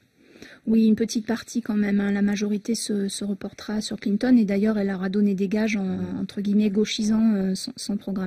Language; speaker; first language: French; native; French